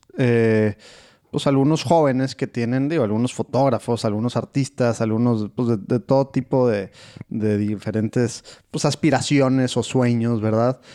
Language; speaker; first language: Spanish; native; Spanish